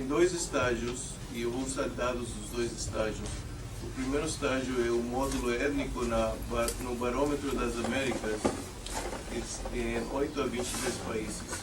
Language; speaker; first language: Portuguese; non-native, fluent; English